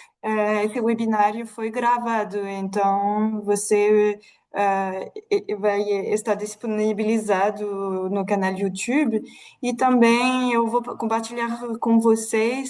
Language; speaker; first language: Portuguese; non-native, fluent; French